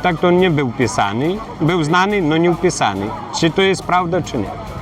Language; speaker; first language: Polish; non-native, learner; Ukrainian